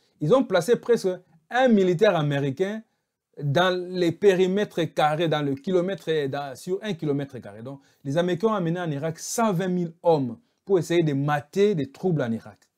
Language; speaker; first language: French; non-native, local second language; Lingala